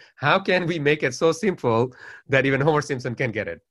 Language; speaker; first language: English; non-native, local second language; Bangla